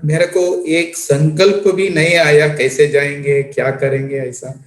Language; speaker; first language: Hindi; non-native, local second language; Tamil